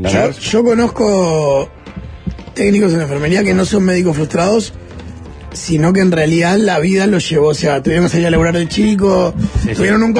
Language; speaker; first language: Spanish; native; Spanish